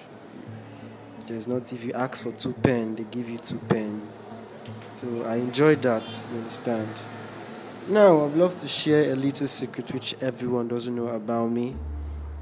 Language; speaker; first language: English; non-native, local second language; Igbo